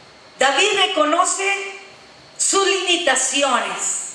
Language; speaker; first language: Spanish; native; Spanish